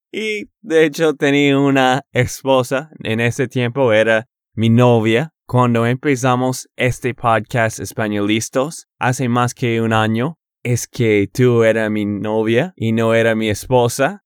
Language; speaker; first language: Spanish; non-native, fluent; English